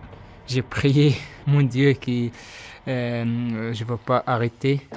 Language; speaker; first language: French; non-native, local second language; Arabic